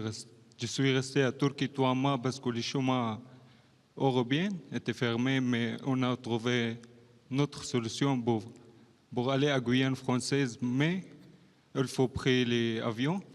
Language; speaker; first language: French; non-native, learner; Arabic